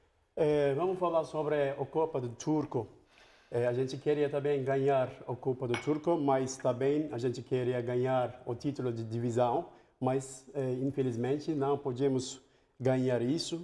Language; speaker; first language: Portuguese; non-native, fluent; Turkish